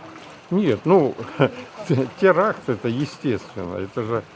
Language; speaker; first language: Russian; native; Russian